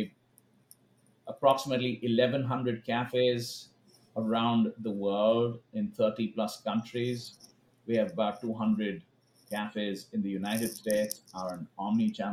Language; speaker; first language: English; non-native, local second language; Hindi